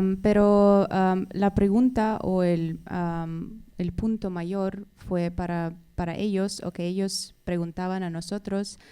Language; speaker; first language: Spanish; non-native, fluent; Russian